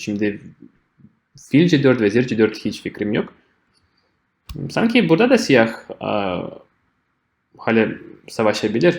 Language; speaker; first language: Turkish; non-native, fluent; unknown